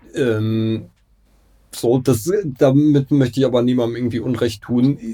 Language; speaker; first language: German; native; German